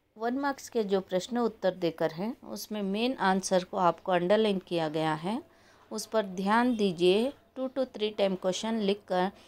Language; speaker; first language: Hindi; non-native, local second language; Kannada